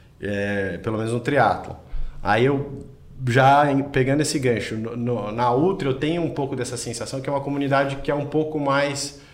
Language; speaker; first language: Portuguese; native; Portuguese